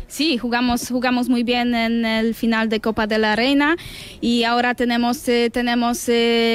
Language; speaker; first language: Spanish; non-native, learner; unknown